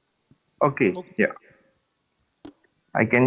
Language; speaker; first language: English; non-native, fluent; Indonesian